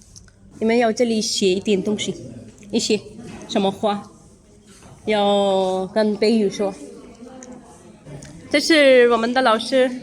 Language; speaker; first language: Chinese; non-native, learner; Urdu